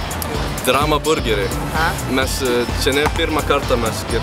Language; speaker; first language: Lithuanian; non-native, learner; Swedish